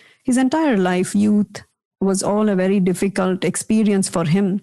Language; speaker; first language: English; non-native, local second language; Kannada